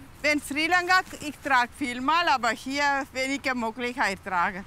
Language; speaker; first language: German; non-native, learner; Tamil